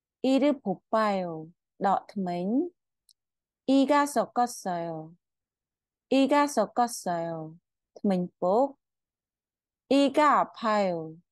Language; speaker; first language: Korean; non-native, fluent; Khmer